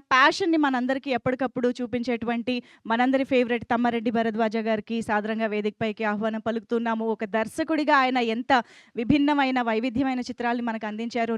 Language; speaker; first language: Telugu; native; Telugu